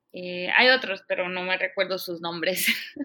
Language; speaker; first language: Spanish; early bilingual, heritage; Spanish